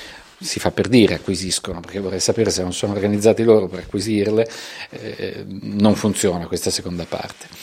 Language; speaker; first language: Italian; native; Italian